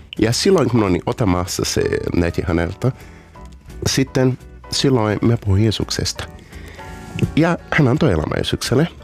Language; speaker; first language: Finnish; non-native, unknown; Portuguese